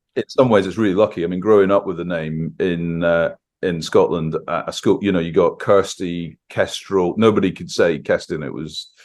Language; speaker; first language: English; native; English